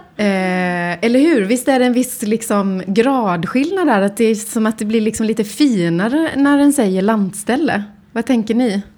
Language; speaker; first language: Swedish; native; Swedish